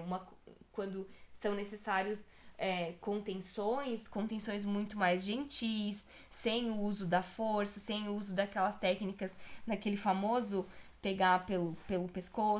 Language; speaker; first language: Portuguese; native; Portuguese